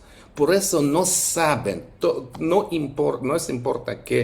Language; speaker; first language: Spanish; non-native, fluent; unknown